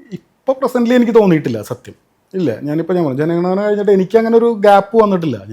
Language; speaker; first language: Malayalam; native; Malayalam